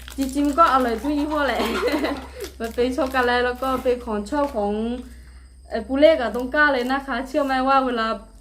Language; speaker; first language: Thai; non-native, local second language; Akha